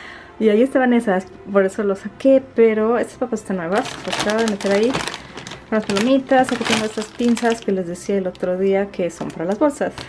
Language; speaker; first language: Spanish; native; Spanish